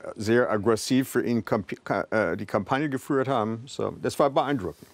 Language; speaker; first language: German; non-native, fluent; English